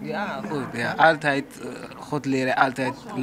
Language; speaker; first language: Dutch; non-native, learner; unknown